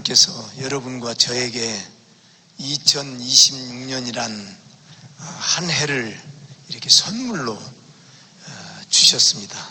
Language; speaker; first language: Korean; native; Korean